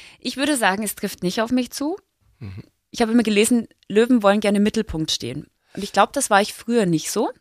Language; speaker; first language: German; native; German